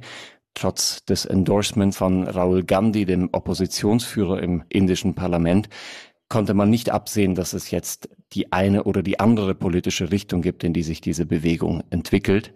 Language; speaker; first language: German; native; German